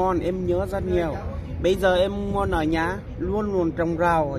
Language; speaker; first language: Vietnamese; non-native, learner; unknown